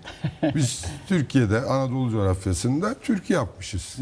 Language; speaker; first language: Turkish; native; Turkish